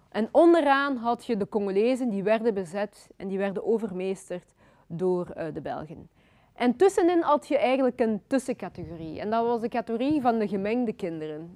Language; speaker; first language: Dutch; early bilingual, other home language; Lingala